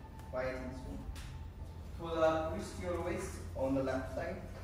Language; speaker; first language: English; non-native, local second language; Hindi